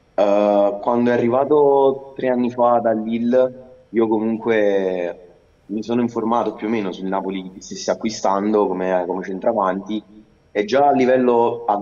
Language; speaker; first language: Italian; native; Italian